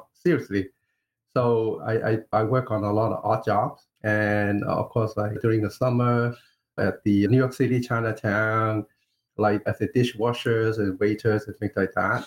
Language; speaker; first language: English; non-native, local second language; Cantonese